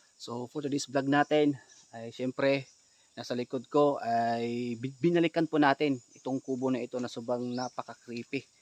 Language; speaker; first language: Filipino; native; Filipino